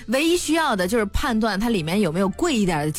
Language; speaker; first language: Chinese; native; Chinese